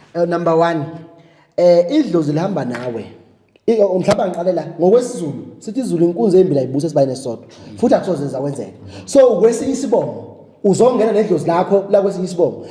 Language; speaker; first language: Zulu; native; Zulu